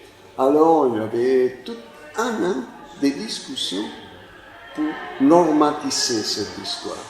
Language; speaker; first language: French; non-native, fluent; Spanish